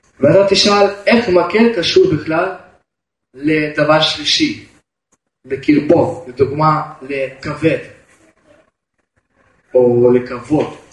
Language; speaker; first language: Hebrew; non-native, fluent; Russian